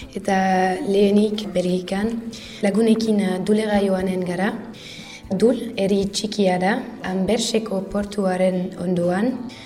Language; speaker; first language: Basque; non-native, learner; Dutch